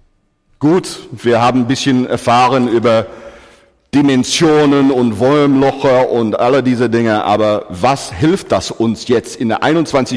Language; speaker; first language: German; non-native, fluent; English